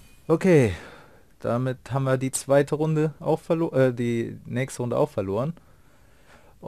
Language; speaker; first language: German; native; German